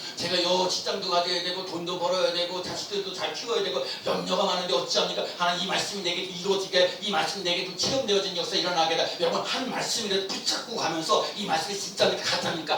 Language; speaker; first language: Korean; native; Korean